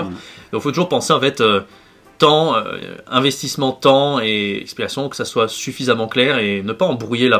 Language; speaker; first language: French; native; French